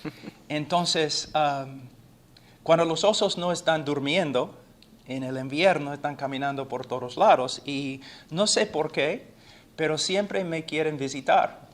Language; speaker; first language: Spanish; non-native, fluent; English